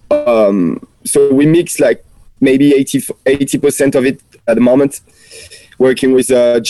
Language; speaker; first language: English; non-native, fluent; French